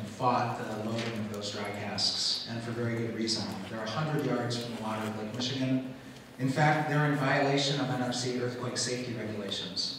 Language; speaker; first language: English; native; English